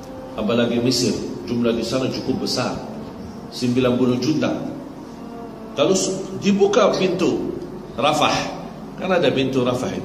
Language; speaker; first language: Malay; non-native, fluent; Arabic